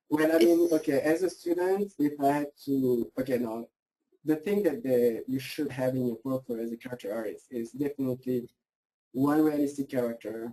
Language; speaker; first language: English; non-native, fluent; French